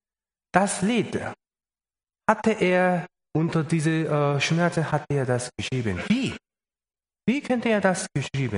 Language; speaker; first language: German; non-native, learner; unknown